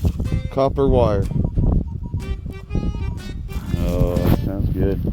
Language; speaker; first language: English; native; English